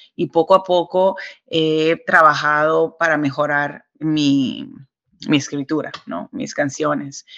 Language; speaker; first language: Spanish; early bilingual, heritage; Spanish